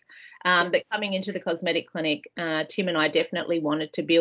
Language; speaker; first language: English; native; English